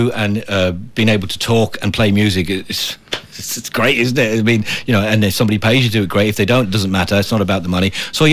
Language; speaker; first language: English; native; English